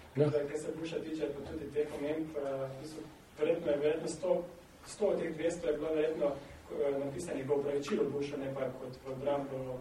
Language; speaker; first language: Slovenian; native; Slovenian